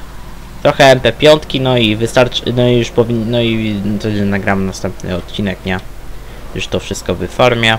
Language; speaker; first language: Polish; native; Polish